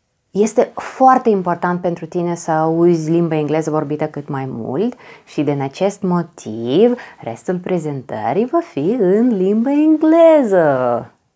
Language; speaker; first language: Romanian; non-native, fluent; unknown